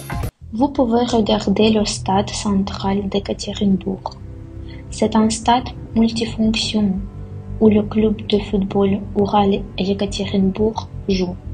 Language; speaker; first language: French; non-native, fluent; Russian